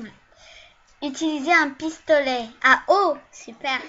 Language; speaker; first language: French; early bilingual, other home language; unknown